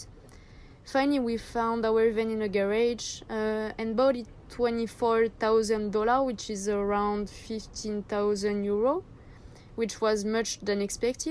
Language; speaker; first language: English; non-native, learner; French